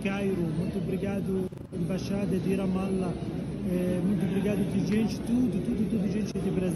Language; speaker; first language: Portuguese; non-native, learner; Arabic